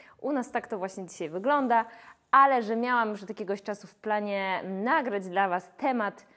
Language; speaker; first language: Polish; native; Polish